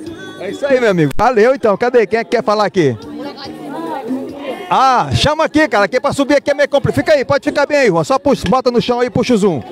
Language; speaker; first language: Portuguese; native; Portuguese